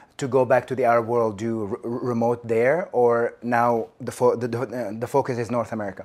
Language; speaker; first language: English; non-native, fluent; Arabic